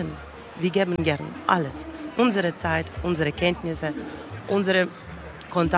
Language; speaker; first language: German; non-native, learner; Russian